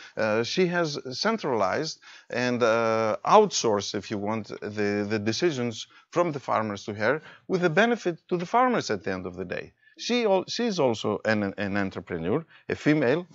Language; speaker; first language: English; non-native, fluent; Greek